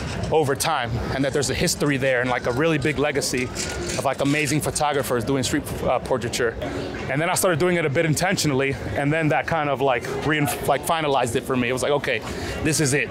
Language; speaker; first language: English; early bilingual, other home language; Spanish